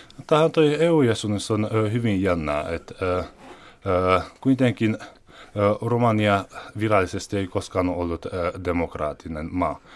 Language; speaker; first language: Finnish; non-native, fluent; Hungarian